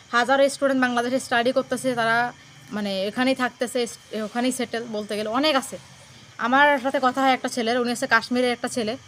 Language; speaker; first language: Bangla; native; Bangla